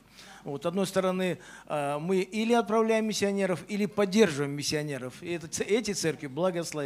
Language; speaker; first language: Russian; native; Russian